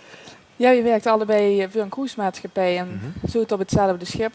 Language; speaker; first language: Dutch; native; Dutch